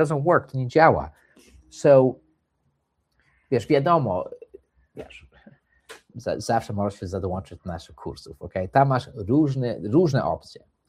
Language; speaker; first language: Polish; early bilingual, heritage; English